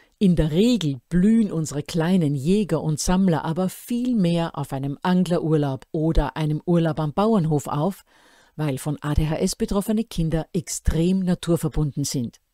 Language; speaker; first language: German; native; German